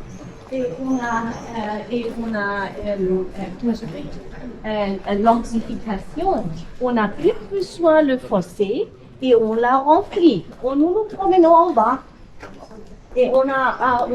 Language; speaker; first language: French; non-native, fluent; German